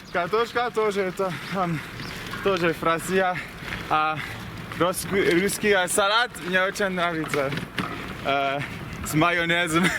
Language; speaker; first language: Russian; non-native, learner; Chinese